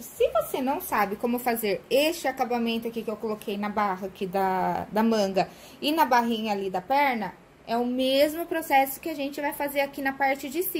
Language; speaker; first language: Portuguese; native; Portuguese